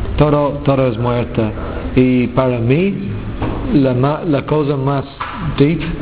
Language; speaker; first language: Spanish; non-native, learner; English